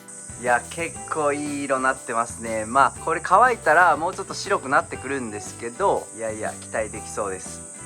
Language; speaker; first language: Japanese; native; Japanese